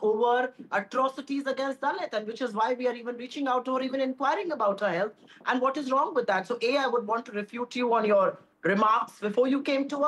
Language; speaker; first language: English; non-native, local second language; Hindi